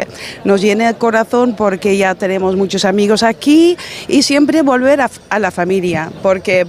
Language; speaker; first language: Spanish; non-native, fluent; Dutch